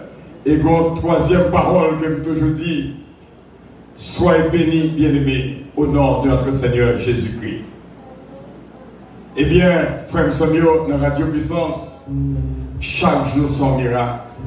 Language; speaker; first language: French; non-native, local second language; Haitian Creole